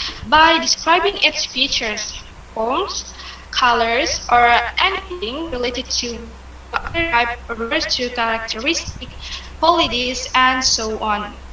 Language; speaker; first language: English; non-native, learner; Indonesian